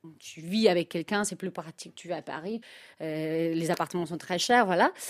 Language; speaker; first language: French; non-native, fluent; Spanish